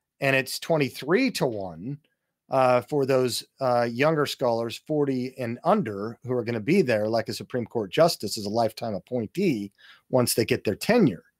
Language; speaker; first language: English; native; English